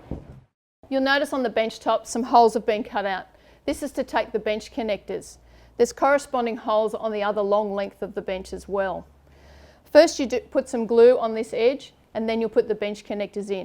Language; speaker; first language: English; native; English